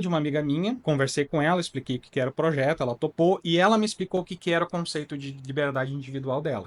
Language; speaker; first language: Portuguese; native; Portuguese